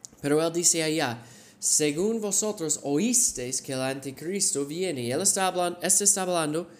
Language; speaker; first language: Spanish; non-native, fluent; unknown